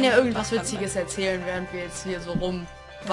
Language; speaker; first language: German; native; German